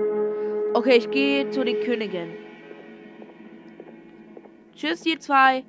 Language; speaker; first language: German; non-native, learner; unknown